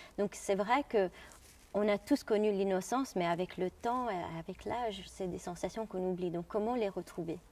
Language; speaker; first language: French; non-native, fluent; Arabic